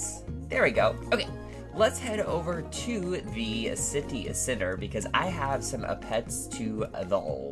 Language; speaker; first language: English; native; English